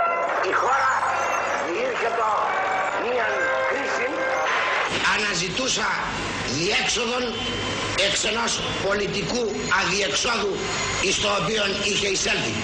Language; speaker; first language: Greek; native; Greek